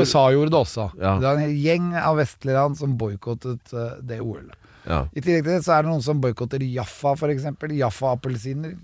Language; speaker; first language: Norwegian; native; Norwegian